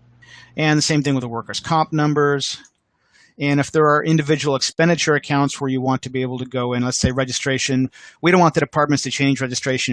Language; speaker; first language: English; native; English